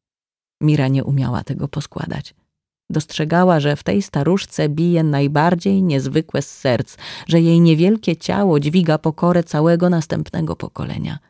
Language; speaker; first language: Polish; native; Polish